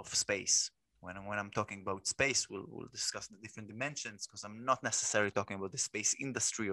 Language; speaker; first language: English; non-native, fluent; Hebrew